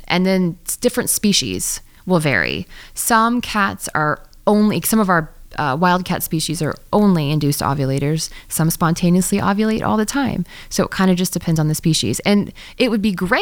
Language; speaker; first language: English; native; English